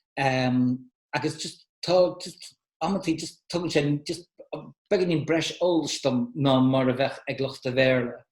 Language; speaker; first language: Irish; native; Irish